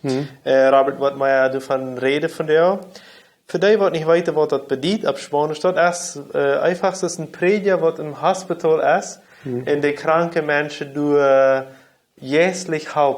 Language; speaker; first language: German; non-native, local second language; Low German